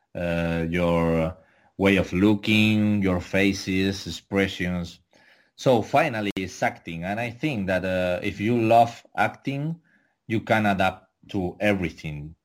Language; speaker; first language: English; non-native, fluent; Spanish